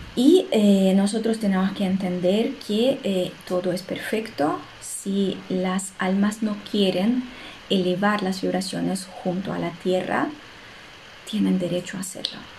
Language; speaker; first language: Spanish; non-native, fluent; Russian